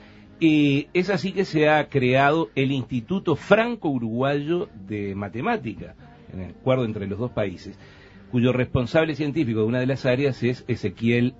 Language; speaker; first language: Spanish; native; Spanish